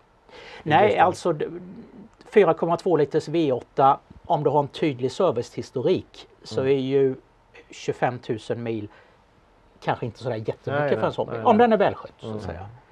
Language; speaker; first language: Swedish; native; Swedish